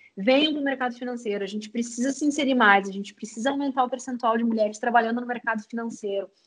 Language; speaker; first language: Portuguese; native; Portuguese